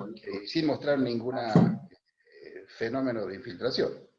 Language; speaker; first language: Spanish; native; Spanish